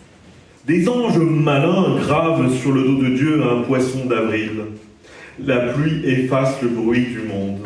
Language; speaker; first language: French; native; French